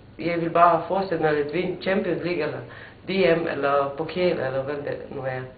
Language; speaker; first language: Danish; non-native, fluent; Romanian